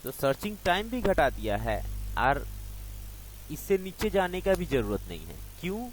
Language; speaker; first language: Hindi; non-native, local second language; Bangla